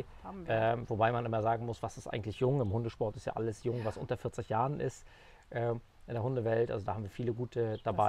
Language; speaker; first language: German; native; German